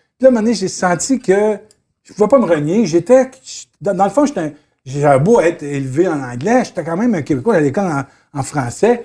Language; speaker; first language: French; native; French